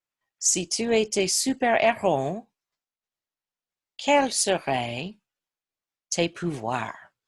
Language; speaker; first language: French; non-native, fluent; English